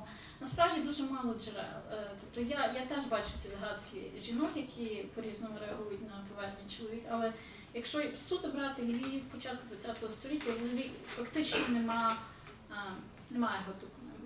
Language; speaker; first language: Ukrainian; early bilingual, heritage; Ukrainian